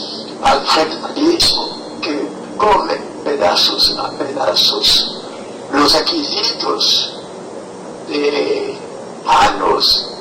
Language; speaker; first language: Spanish; non-native, fluent; French